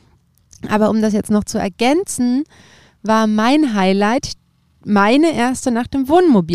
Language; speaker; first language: German; native; German